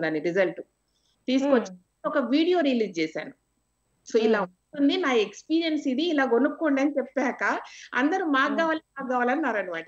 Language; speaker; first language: Telugu; native; Telugu